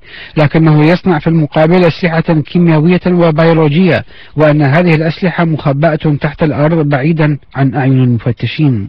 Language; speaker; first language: Arabic; native; Arabic